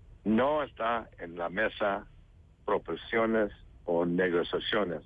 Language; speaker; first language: Spanish; early bilingual, heritage; Spanish